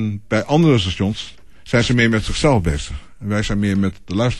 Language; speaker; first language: Dutch; native; Dutch